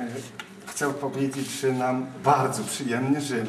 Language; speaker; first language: Polish; early bilingual, heritage; Polish